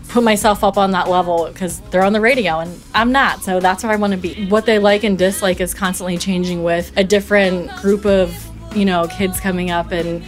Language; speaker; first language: English; native; English